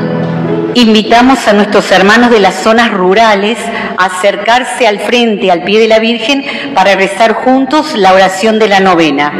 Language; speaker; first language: Spanish; native; Spanish